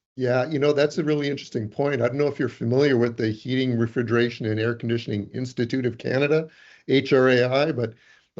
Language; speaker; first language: English; native; English